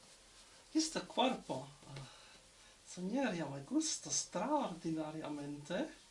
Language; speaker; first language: Italian; non-native, learner; French